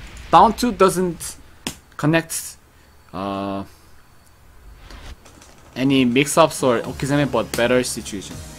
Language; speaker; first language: English; non-native, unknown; Korean